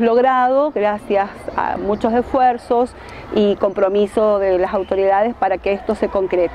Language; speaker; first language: Spanish; native; Spanish